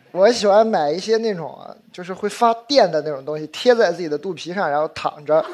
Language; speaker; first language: Chinese; native; Chinese